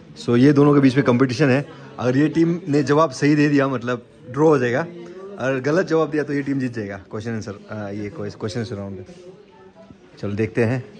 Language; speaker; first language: Hindi; non-native, local second language; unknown